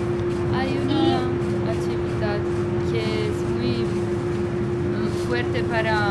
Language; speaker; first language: Spanish; non-native, fluent; Portuguese